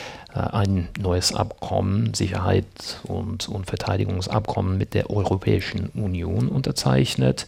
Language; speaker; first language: German; non-native, fluent; English